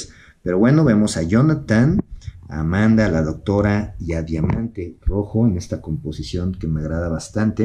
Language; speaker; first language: Spanish; native; Spanish